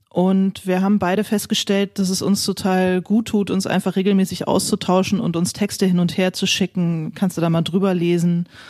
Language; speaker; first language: German; native; German